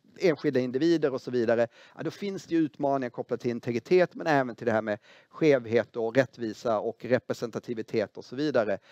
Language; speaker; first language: Swedish; native; Swedish